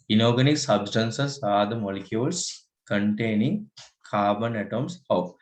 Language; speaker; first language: English; non-native, local second language; Sinhala